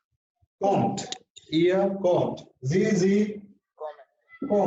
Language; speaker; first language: German; non-native, fluent; Hindi